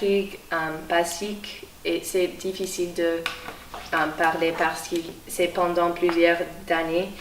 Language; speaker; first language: French; non-native, learner; English